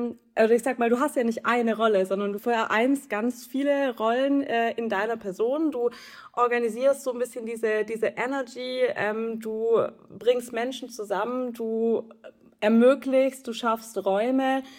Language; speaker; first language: German; native; German